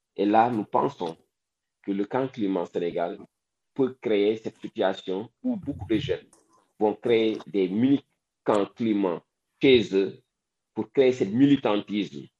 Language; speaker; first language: French; non-native, local second language; Wolof